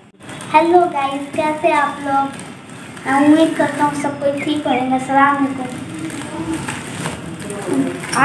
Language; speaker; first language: Hindi; native; Hindi